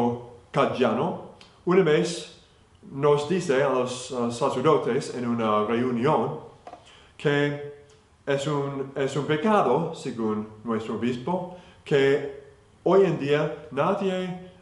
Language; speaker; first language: Spanish; non-native, fluent; English